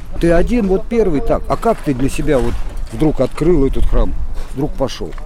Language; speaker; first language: Russian; native; Russian